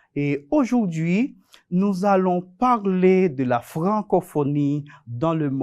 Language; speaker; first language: French; non-native, fluent; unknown